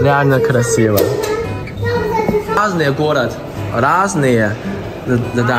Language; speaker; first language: Russian; non-native, learner; Chinese